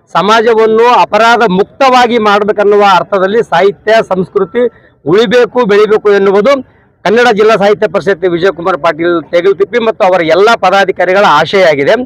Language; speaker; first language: Kannada; native; Kannada